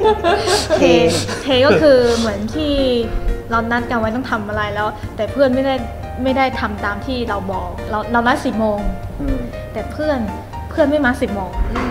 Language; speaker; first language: Thai; non-native, fluent; Chinese